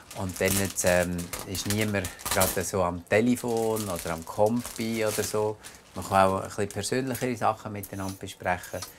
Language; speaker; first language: German; native; German